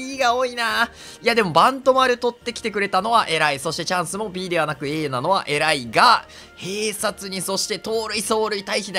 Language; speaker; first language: Japanese; native; Japanese